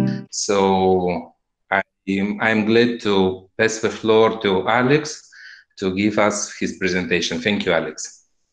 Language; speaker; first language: English; non-native, fluent; Russian